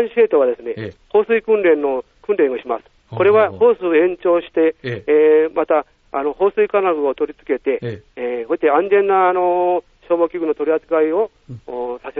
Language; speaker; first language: Japanese; native; Japanese